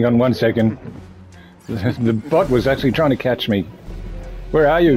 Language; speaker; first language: English; native; English